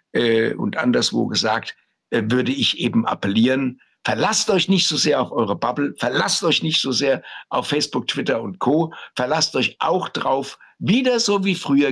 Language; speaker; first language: German; native; German